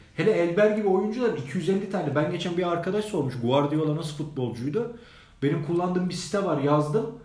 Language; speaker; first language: Turkish; native; Turkish